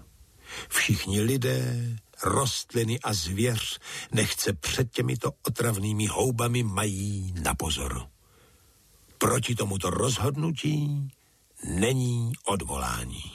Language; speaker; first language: Czech; native; Czech